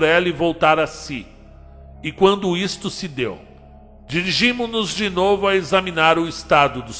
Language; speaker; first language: Portuguese; native; Portuguese